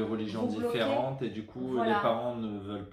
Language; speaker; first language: French; native; French